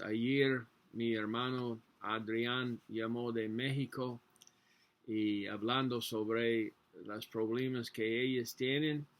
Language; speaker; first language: Spanish; non-native, learner; English